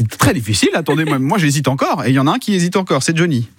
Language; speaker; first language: French; native; French